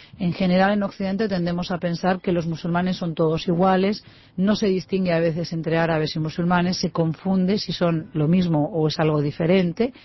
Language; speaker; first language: Spanish; native; Spanish